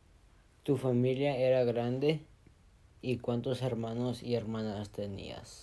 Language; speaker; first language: Spanish; early bilingual, heritage; Spanish